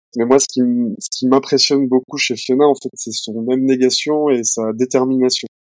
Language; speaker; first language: French; native; French